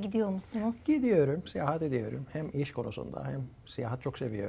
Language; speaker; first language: Turkish; early bilingual, other home language; Arabic